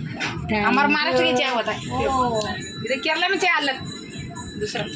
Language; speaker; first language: Hindi; non-native, local second language; Marathi